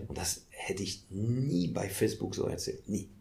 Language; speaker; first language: German; non-native, fluent; French